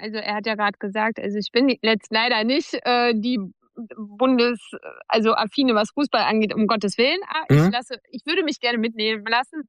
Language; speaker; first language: German; native; German